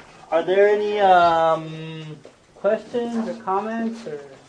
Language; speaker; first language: English; non-native, fluent; Spanish